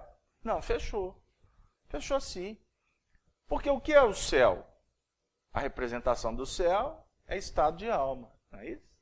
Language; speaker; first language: Portuguese; native; Portuguese